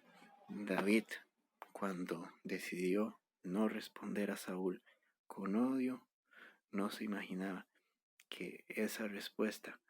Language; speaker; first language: Spanish; native; Spanish